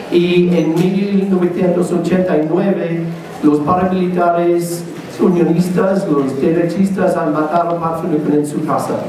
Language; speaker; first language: Spanish; non-native, learner; English